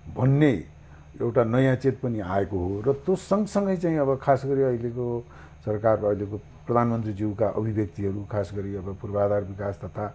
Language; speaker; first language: Nepali; native; Nepali